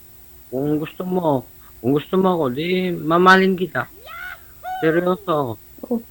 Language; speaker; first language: Filipino; non-native, local second language; Cebuano